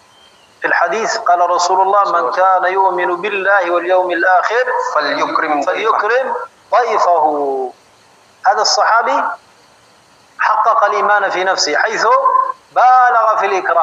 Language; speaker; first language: Arabic; non-native, fluent; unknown